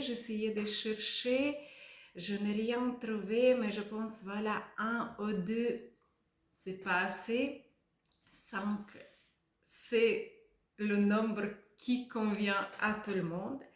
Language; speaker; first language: French; non-native, fluent; Russian